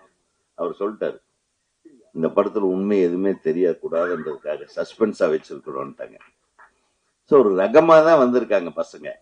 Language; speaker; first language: Tamil; native; Tamil